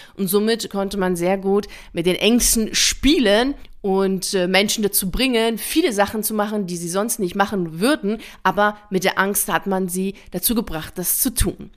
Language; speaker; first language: German; early bilingual, other home language; Persian